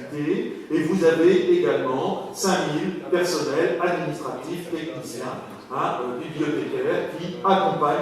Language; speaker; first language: French; native; French